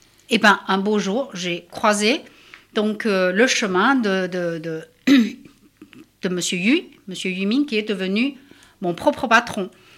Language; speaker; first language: French; non-native, fluent; Chinese